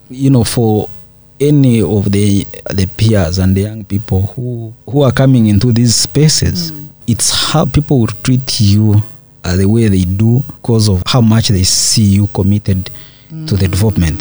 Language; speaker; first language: English; non-native, local second language; Nyankole